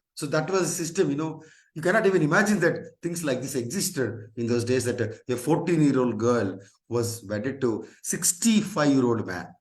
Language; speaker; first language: English; non-native, local second language; Telugu